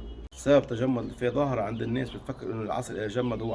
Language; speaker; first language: Arabic; native; Arabic